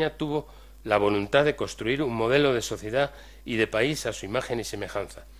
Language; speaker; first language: Spanish; native; Spanish